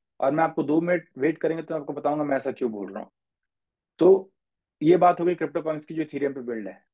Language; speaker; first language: Hindi; native; Hindi